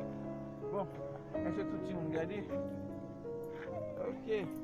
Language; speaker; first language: French; non-native, local second language; Haitian Creole